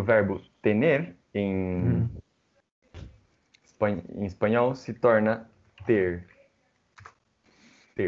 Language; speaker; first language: Portuguese; native; Portuguese